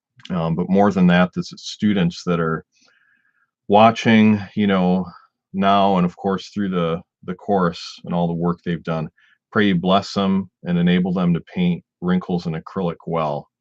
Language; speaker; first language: English; native; English